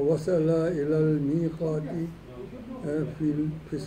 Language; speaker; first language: Arabic; non-native, learner; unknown